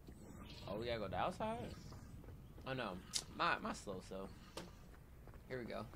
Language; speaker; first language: English; native; English